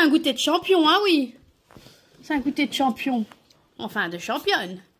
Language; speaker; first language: French; native; French